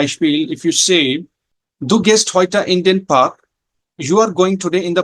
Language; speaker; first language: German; non-native, fluent; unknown